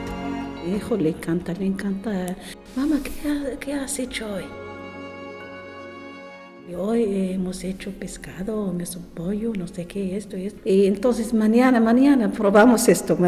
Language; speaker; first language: Spanish; non-native, fluent; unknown